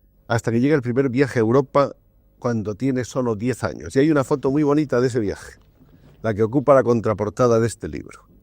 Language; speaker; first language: Spanish; native; Spanish